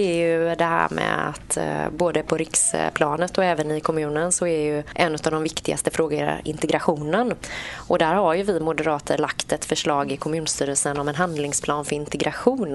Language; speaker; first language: Swedish; native; Swedish